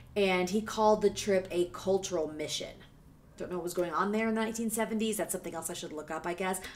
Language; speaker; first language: English; native; English